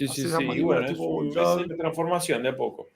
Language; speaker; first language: Spanish; native; Spanish